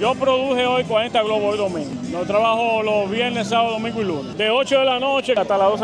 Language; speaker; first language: Spanish; native; Spanish